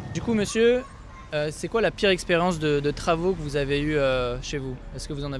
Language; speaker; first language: French; native; French